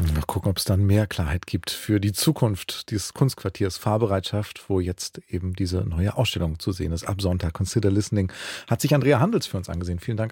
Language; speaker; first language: German; native; German